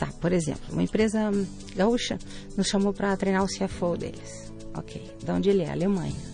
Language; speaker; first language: Portuguese; native; Portuguese